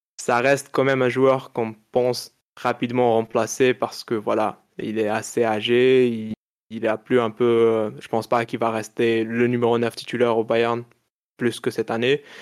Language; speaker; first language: French; non-native, local second language; Arabic